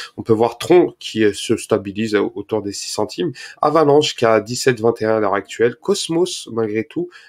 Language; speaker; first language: French; native; French